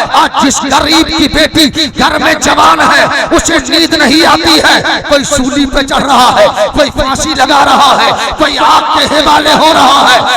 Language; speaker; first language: Hindi; non-native, local second language; Urdu